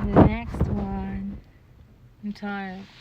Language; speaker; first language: English; non-native, learner; Filipino